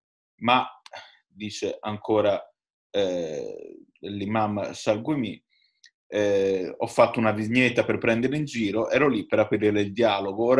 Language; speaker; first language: Italian; native; Italian